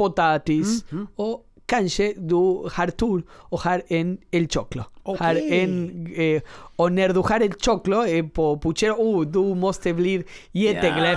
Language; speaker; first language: Swedish; non-native, learner; Spanish